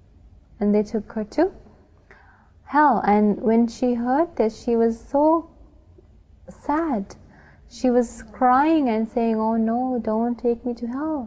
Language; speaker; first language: English; non-native, local second language; Sinhala